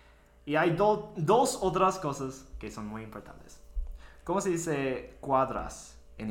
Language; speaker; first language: Spanish; non-native, fluent; English